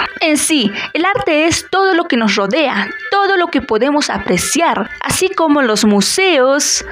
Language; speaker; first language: Spanish; native; Spanish